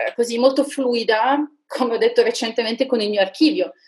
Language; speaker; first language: Italian; native; Italian